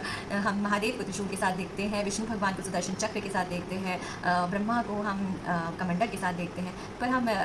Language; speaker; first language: Hindi; native; Hindi